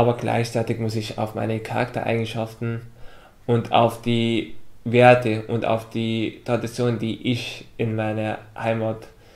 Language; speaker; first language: German; non-native, local second language; Arabic